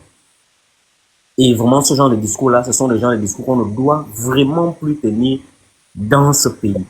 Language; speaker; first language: French; non-native, local second language; Fang